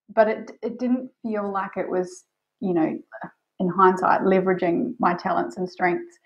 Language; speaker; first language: English; native; English